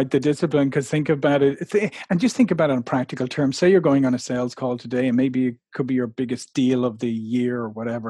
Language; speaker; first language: English; native; English